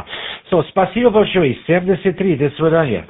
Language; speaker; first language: Russian; non-native, learner; German